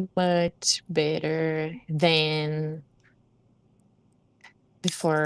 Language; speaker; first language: English; non-native, learner; Portuguese